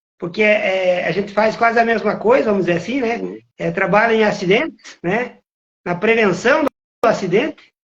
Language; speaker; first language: Portuguese; native; Portuguese